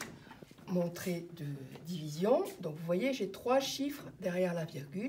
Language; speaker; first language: French; native; French